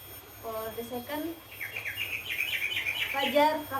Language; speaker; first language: English; non-native, learner; Indonesian